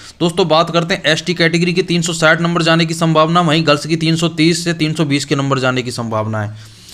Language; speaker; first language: Hindi; native; Hindi